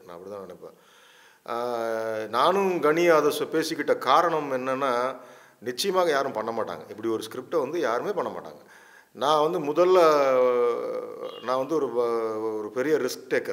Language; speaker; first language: Tamil; native; Tamil